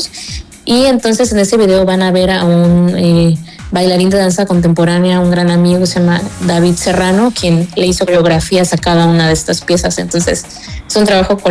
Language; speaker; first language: Spanish; native; Spanish